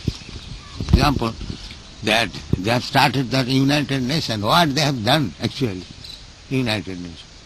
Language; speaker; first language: English; non-native, local second language; Bangla